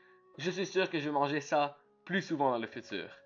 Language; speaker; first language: French; native; French